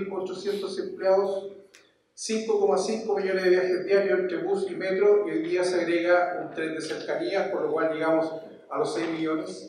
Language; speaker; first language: Spanish; native; Spanish